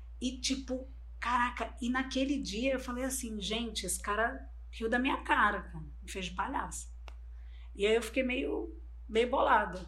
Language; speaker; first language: Portuguese; non-native, local second language; Spanish